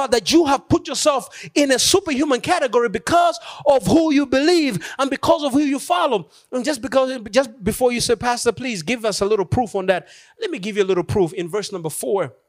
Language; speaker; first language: English; non-native, local second language; Nyanja